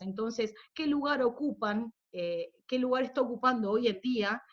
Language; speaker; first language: Spanish; native; Spanish